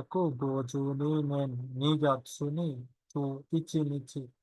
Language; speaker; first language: Japanese; non-native, learner; Bangla